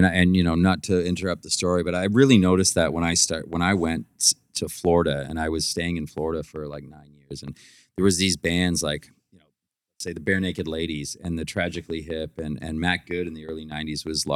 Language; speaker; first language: English; native; English